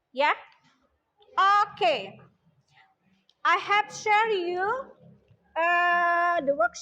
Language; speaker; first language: English; non-native, learner; Indonesian